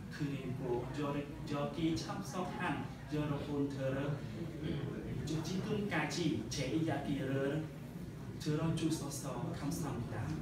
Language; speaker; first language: Korean; non-native, fluent; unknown